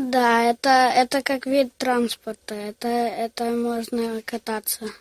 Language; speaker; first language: Russian; early bilingual, heritage; Russian